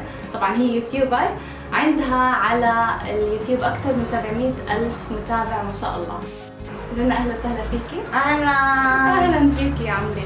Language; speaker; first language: Arabic; native; Arabic